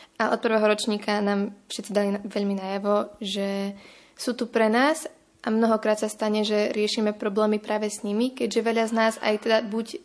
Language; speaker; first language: Slovak; native; Slovak